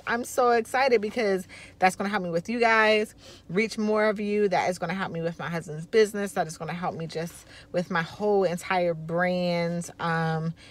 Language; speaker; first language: English; native; English